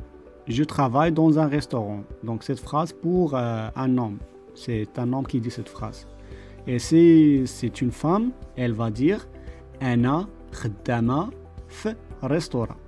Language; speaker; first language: French; non-native, local second language; Arabic